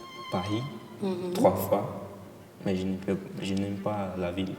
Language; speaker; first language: French; non-native, fluent; Portuguese